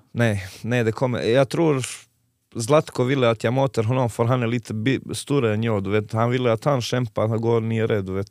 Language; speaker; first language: Swedish; non-native, fluent; Serbian